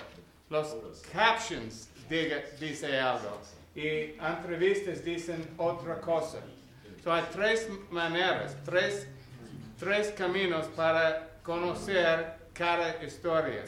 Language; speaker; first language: Spanish; non-native, learner; English